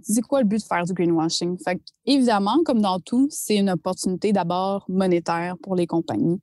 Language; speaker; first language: French; native; French